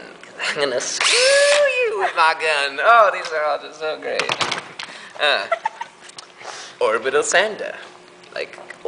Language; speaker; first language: English; native; English